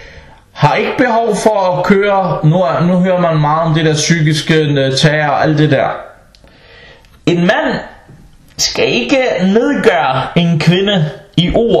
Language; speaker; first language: Danish; non-native, local second language; Arabic